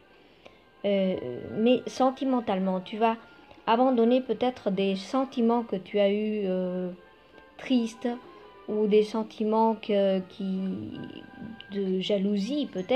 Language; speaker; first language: French; non-native, fluent; Spanish